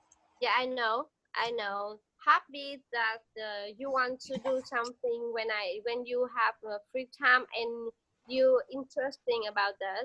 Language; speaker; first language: English; non-native, learner; Vietnamese